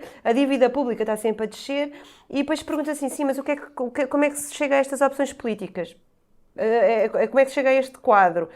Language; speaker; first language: Portuguese; native; Portuguese